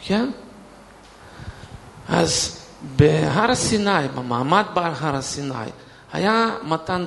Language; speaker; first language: Hebrew; non-native, fluent; Russian